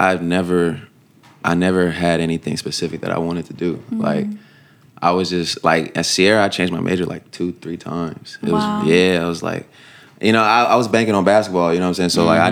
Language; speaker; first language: English; native; English